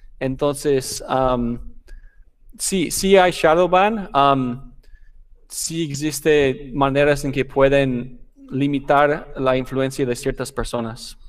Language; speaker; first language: Spanish; non-native, fluent; English